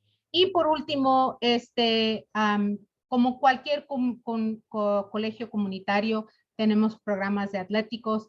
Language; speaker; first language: Spanish; early bilingual, other home language; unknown